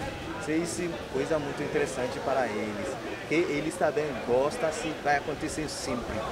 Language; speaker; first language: Portuguese; non-native, learner; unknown